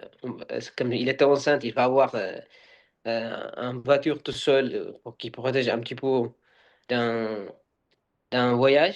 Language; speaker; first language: French; non-native, learner; Arabic